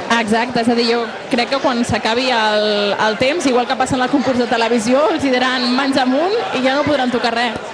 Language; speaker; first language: Catalan; native; Catalan